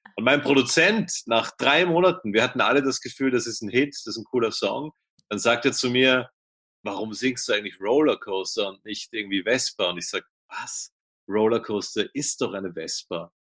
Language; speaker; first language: German; native; German